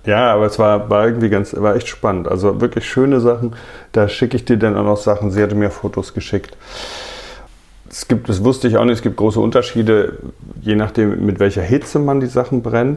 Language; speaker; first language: German; native; German